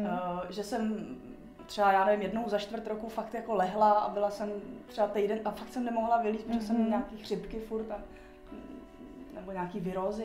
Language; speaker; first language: Czech; native; Czech